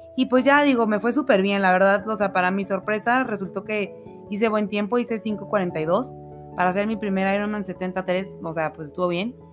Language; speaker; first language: Spanish; native; Spanish